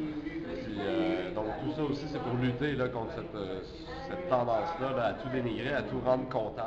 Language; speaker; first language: French; native; French